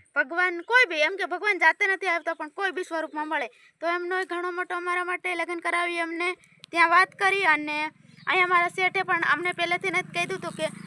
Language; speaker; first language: Gujarati; native; Gujarati